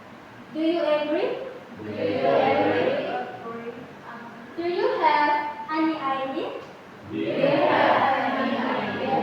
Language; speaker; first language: English; non-native, fluent; Indonesian